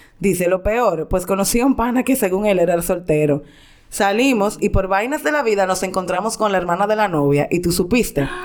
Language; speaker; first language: Spanish; native; Spanish